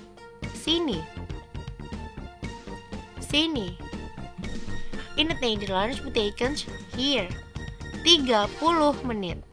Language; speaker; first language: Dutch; non-native, fluent; Indonesian